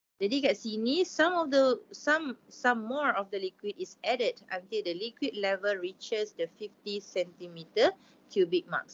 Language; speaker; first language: English; non-native, local second language; Malay